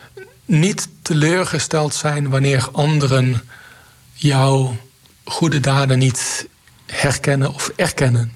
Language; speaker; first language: Dutch; native; Dutch